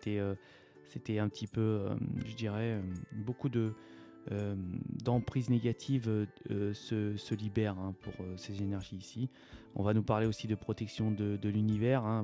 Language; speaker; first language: French; native; French